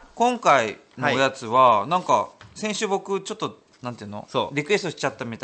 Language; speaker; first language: Japanese; native; Japanese